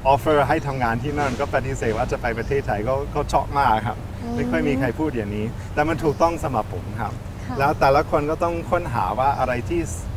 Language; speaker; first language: Thai; non-native, fluent; English